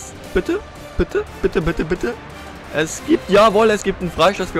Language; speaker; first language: German; native; German